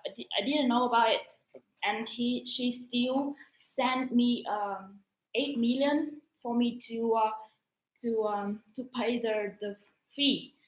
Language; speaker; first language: English; non-native, learner; Vietnamese